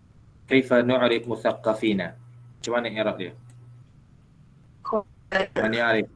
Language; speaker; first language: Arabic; non-native, fluent; Malay